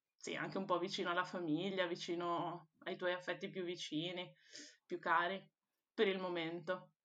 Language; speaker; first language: Italian; native; Italian